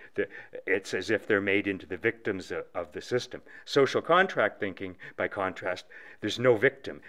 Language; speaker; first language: English; native; English